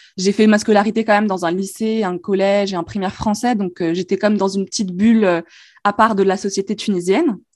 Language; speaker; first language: French; non-native, local second language; Arabic